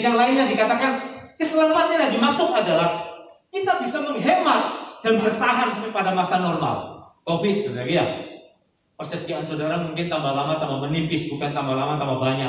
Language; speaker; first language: Indonesian; native; Indonesian